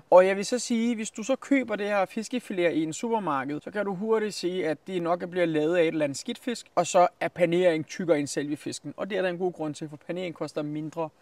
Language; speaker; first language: Danish; early bilingual, other home language; Turkish